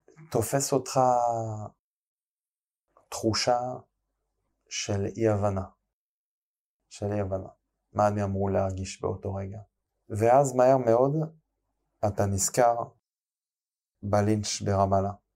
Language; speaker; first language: Hebrew; non-native, fluent; French